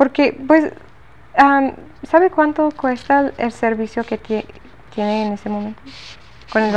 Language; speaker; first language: Spanish; non-native, learner; English